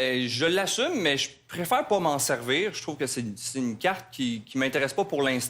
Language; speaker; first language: French; native; French